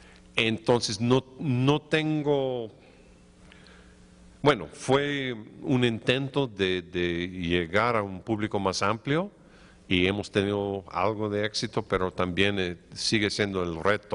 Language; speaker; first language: Spanish; non-native, fluent; English